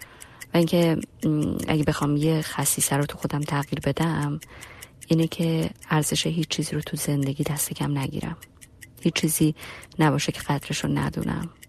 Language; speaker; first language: Persian; native; Persian